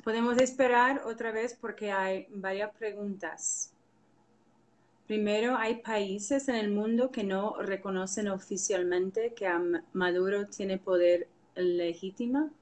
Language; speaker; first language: Spanish; non-native, fluent; English